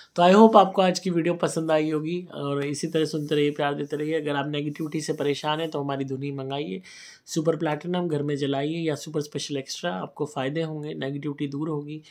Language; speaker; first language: Hindi; native; Hindi